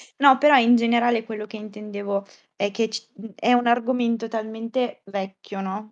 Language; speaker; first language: Italian; native; Italian